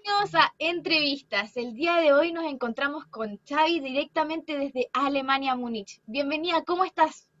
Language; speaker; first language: Spanish; native; Spanish